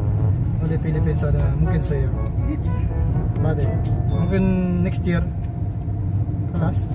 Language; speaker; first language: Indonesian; non-native, learner; Filipino